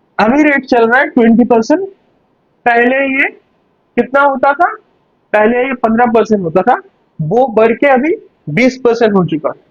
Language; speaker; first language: Hindi; non-native, local second language; Bangla